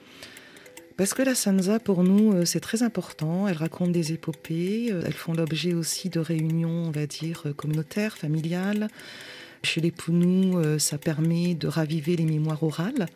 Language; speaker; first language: French; native; French